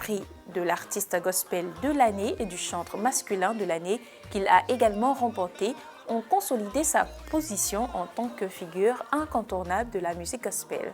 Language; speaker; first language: French; native; French